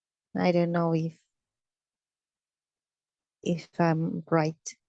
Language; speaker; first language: English; non-native, learner; Spanish